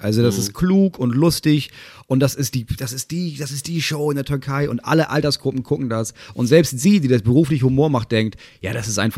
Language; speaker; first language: German; native; German